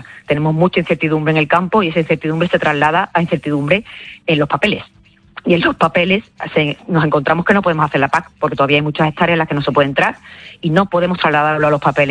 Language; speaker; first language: Spanish; native; Spanish